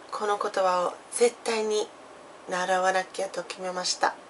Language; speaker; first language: Japanese; non-native, fluent; English